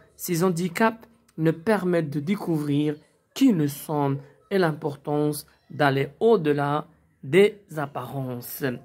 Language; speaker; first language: French; non-native, local second language; Arabic